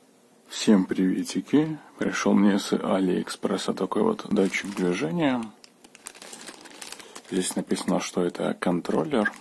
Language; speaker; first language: Russian; native; Russian